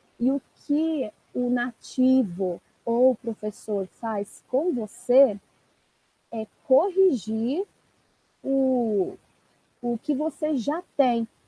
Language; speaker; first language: Portuguese; non-native, fluent; Italian